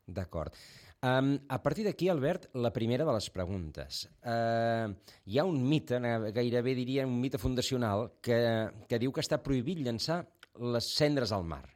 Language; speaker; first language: Catalan; native; Catalan